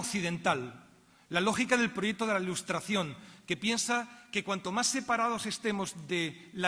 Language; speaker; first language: Spanish; native; Spanish